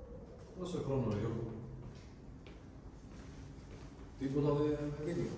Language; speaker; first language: Greek; early bilingual, other home language; Albanian